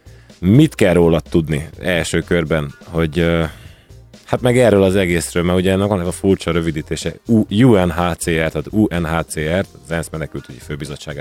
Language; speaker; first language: Hungarian; native; Hungarian